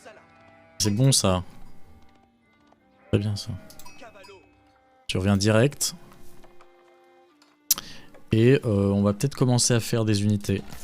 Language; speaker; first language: French; native; French